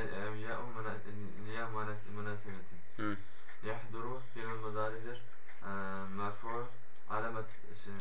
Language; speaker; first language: Arabic; non-native, learner; Turkish